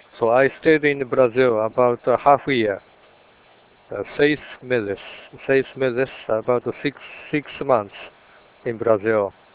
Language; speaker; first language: English; non-native, learner; Japanese